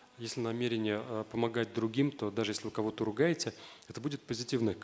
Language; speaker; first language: Russian; native; Russian